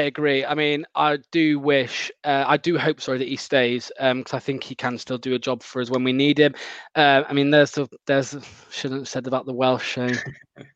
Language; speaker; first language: English; native; English